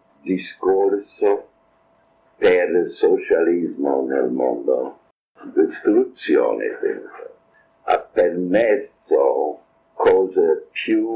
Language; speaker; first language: Italian; non-native, fluent; English